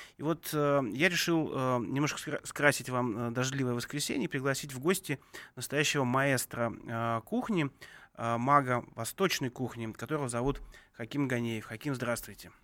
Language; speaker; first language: Russian; native; Russian